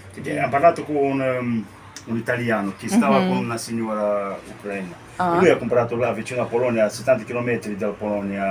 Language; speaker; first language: Italian; non-native, learner; Romanian